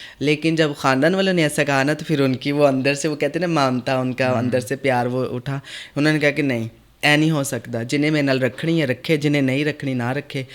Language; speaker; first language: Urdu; non-native, local second language; Punjabi